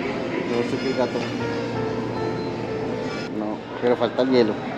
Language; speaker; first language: Spanish; early bilingual, heritage; Spanish